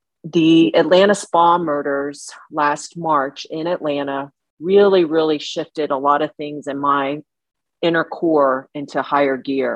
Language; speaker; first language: English; early bilingual, other home language; Chinese